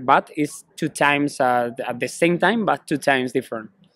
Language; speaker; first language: English; non-native, fluent; Spanish